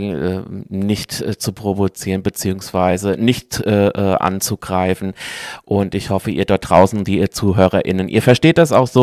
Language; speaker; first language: German; native; German